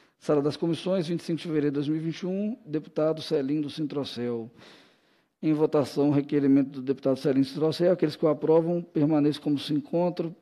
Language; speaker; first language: Portuguese; native; Portuguese